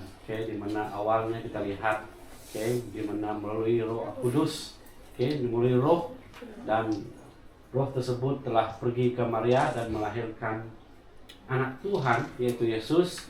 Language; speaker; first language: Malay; non-native, local second language; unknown